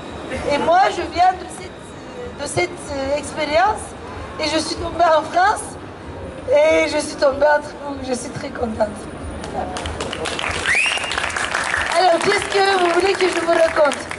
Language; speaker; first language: French; non-native, fluent; Turkish